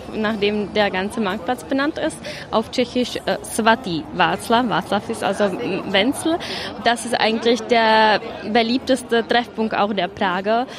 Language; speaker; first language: German; non-native, fluent; Czech